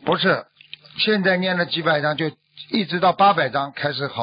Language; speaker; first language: Chinese; native; Chinese